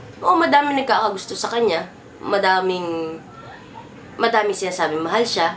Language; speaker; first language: Filipino; native; Filipino